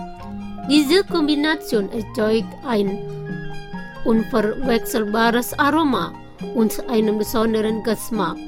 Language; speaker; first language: German; non-native, fluent; Indonesian